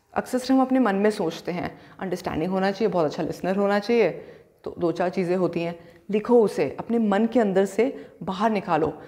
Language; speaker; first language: Hindi; native; Hindi